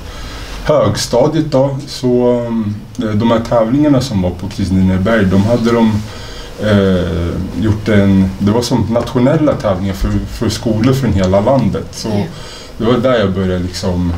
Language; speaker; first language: Swedish; native; Swedish